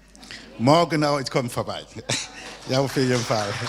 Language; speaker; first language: German; non-native, learner; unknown